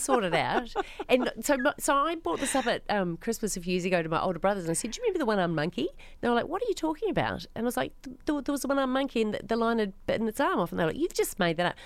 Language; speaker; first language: English; native; English